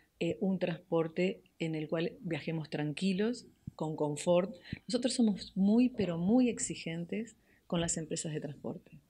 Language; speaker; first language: Spanish; native; Spanish